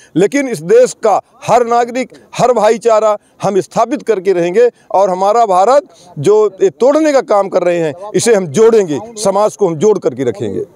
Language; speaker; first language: Hindi; native; Hindi